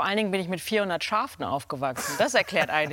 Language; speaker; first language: German; native; German